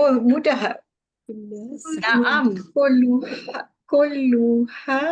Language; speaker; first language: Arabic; non-native, learner; Malay